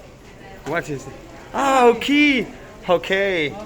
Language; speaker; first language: English; non-native, learner; French